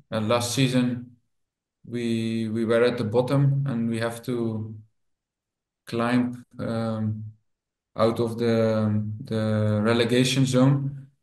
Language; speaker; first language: English; non-native, fluent; Dutch